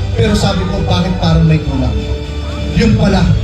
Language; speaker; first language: Filipino; native; Filipino